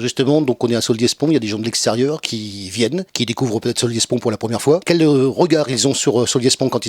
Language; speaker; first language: French; native; French